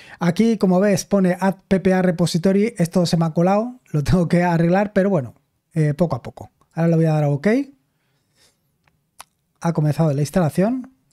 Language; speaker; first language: Spanish; native; Spanish